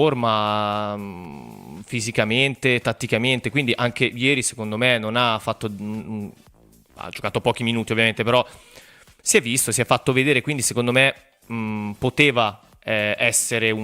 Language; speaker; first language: Italian; native; Italian